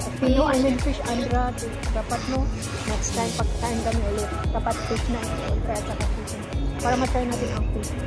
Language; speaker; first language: Filipino; non-native, local second language; Cebuano